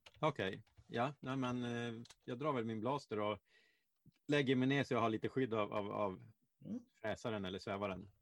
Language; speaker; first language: Swedish; native; Swedish